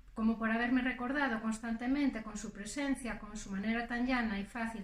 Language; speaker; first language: Spanish; native; Spanish